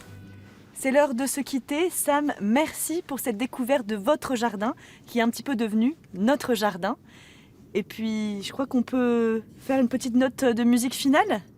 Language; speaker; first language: French; native; French